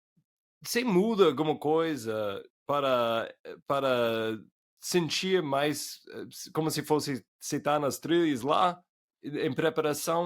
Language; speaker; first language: Portuguese; non-native, fluent; English